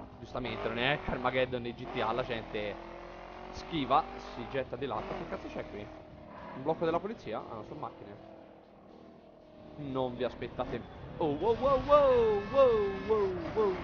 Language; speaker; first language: Italian; native; Italian